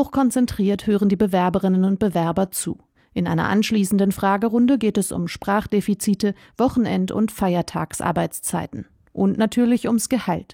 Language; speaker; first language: German; native; German